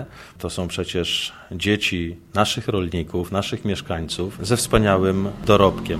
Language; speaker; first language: Polish; native; Polish